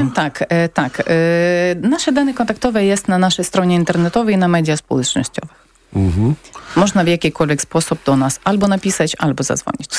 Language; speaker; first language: Polish; non-native, local second language; Ukrainian